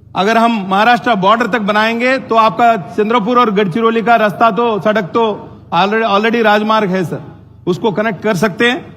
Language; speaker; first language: Hindi; non-native, local second language; Telugu